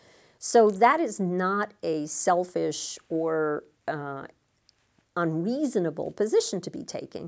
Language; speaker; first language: English; native; English